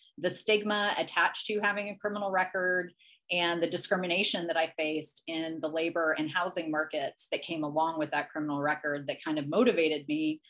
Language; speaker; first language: English; native; English